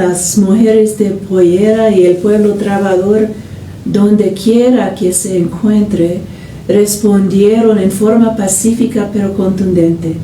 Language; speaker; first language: Spanish; non-native, fluent; English